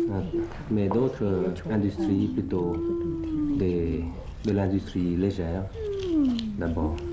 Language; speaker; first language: French; early bilingual, other home language; Thai